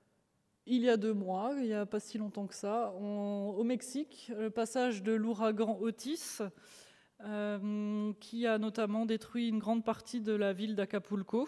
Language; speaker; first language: French; native; French